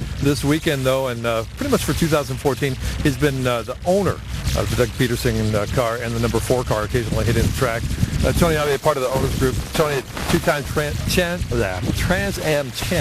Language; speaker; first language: English; native; English